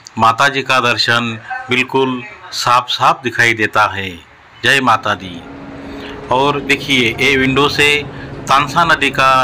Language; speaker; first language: Hindi; non-native, local second language; Marathi